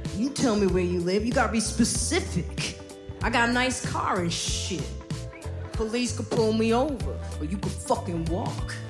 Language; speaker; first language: English; native; English